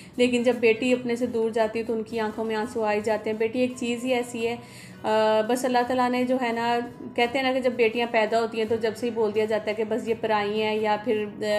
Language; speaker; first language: Urdu; native; Urdu